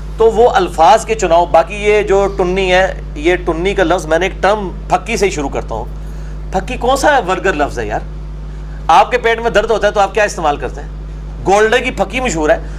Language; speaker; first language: Urdu; non-native, local second language; Punjabi